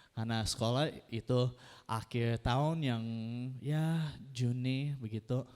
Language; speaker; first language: Indonesian; non-native, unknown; English